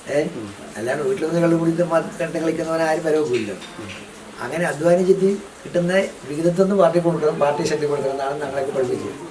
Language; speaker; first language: Malayalam; native; Malayalam